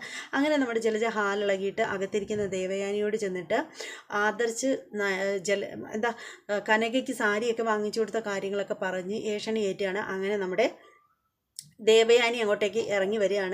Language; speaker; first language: Malayalam; native; Malayalam